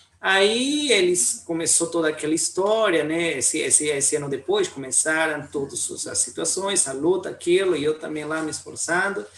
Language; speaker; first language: Portuguese; non-native, fluent; Spanish